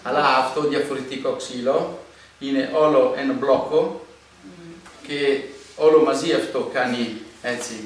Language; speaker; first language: Greek; non-native, learner; Italian